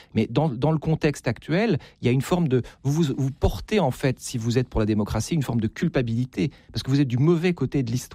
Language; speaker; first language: French; native; French